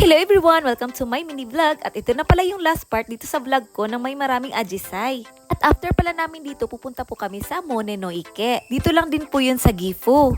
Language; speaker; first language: Filipino; native; Filipino